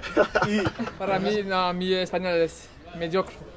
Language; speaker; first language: Spanish; non-native, learner; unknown